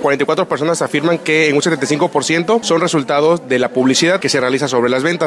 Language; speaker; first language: Spanish; native; Spanish